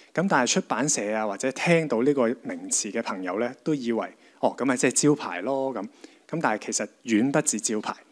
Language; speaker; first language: Cantonese; native; Cantonese